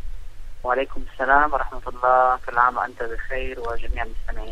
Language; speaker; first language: Arabic; native; Arabic